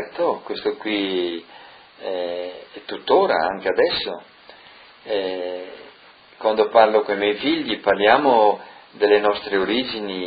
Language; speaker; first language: Italian; non-native, local second language; Friulian